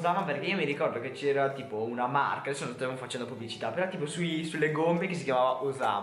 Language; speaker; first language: Italian; native; Italian